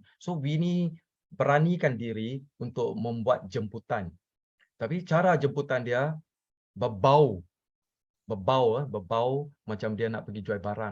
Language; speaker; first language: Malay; non-native, local second language; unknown